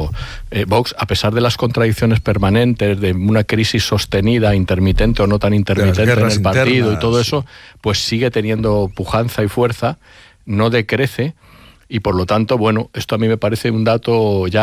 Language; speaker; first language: Spanish; native; Spanish